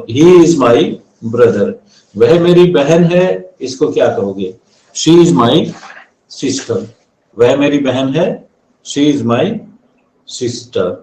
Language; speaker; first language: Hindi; native; Hindi